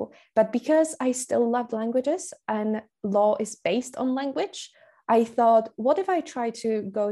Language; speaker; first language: English; non-native, fluent; Slovak